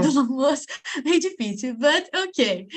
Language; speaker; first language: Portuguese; native; Portuguese